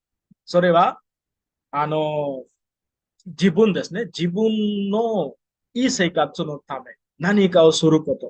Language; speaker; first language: Japanese; non-native, fluent; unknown